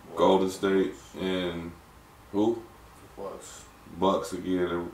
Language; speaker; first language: English; native; English